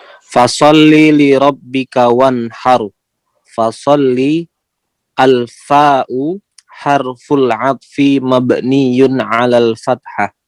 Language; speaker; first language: Arabic; non-native, learner; Indonesian